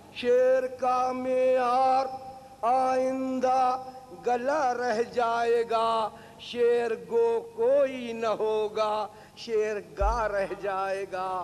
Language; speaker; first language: Urdu; native; Urdu